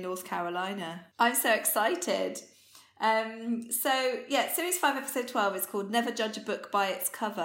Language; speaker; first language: English; native; English